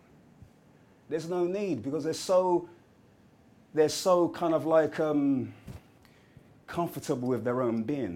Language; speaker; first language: English; native; English